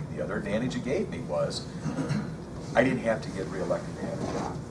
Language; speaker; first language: English; native; English